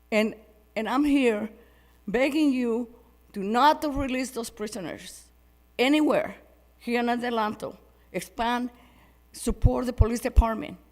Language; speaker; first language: English; non-native, fluent; Spanish